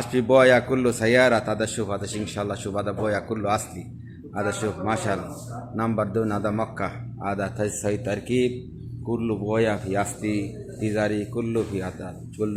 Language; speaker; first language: Arabic; non-native, learner; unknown